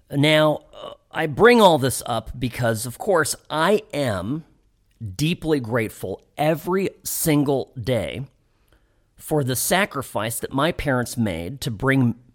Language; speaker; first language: English; native; English